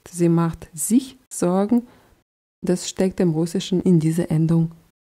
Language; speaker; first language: German; non-native, fluent; Russian